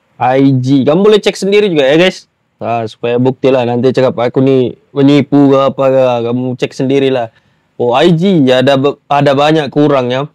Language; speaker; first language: Malay; native; Malay